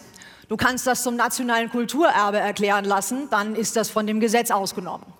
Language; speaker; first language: German; native; German